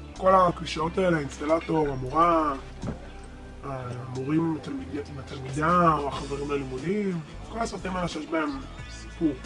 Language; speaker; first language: Hebrew; early bilingual, other home language; Spanish